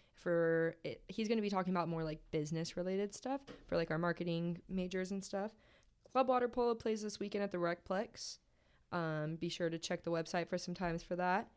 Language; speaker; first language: English; native; English